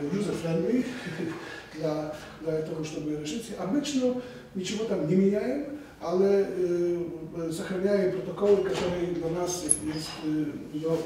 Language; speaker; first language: Polish; non-native, learner; Russian